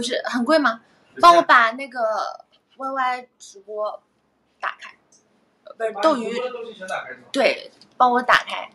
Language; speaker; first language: Chinese; native; Chinese